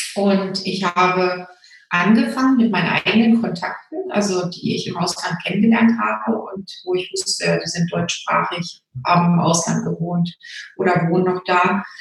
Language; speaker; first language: German; native; German